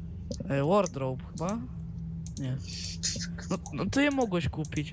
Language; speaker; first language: Polish; native; Polish